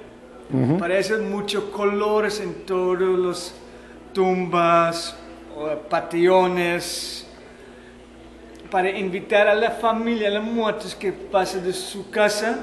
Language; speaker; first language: Spanish; non-native, fluent; Dutch